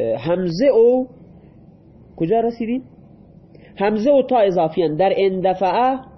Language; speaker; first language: Persian; non-native, local second language; Baluchi